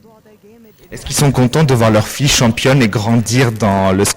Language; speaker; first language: French; native; French